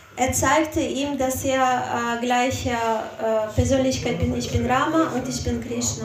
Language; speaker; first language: German; non-native, fluent; Russian